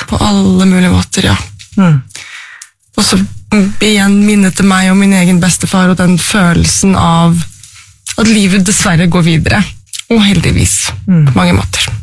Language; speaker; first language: Norwegian; native; Norwegian